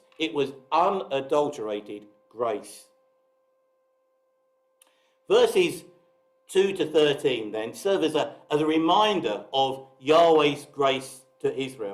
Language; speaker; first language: English; native; English